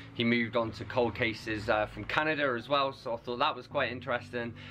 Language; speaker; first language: English; native; English